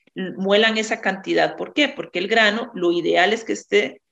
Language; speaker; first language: Spanish; native; Spanish